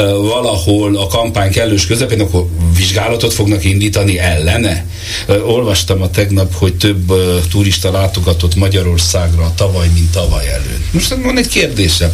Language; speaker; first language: Hungarian; native; Hungarian